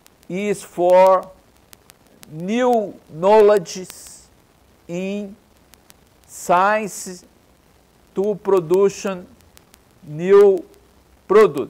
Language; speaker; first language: English; non-native, learner; Portuguese